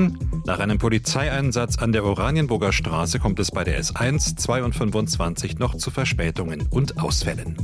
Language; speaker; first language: German; native; German